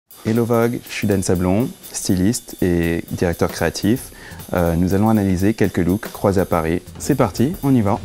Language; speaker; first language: French; native; French